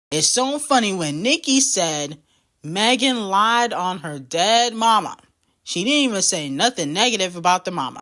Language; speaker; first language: English; native; English